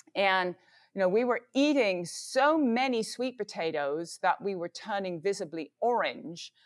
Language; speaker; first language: English; native; English